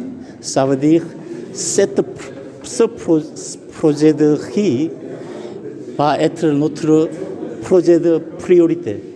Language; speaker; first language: French; non-native, fluent; Korean